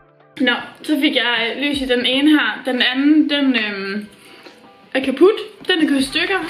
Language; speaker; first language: Danish; native; Danish